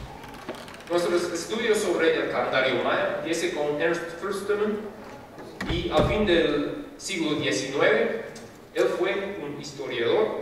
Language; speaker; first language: Spanish; non-native, fluent; English